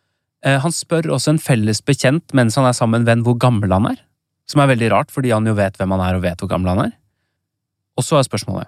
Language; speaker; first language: Norwegian; native; Norwegian